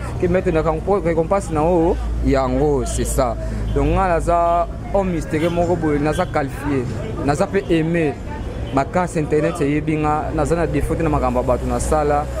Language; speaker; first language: Lingala; non-native, local second language; Kongo